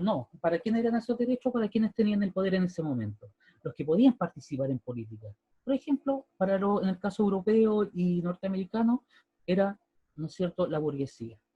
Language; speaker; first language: Spanish; native; Spanish